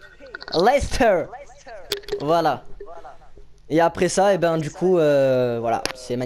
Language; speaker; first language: French; native; French